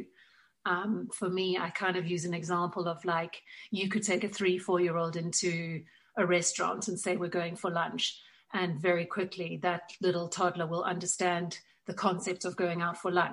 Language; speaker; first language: English; native; English